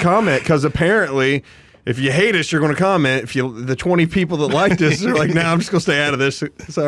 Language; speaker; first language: English; native; English